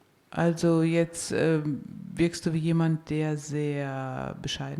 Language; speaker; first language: German; native; German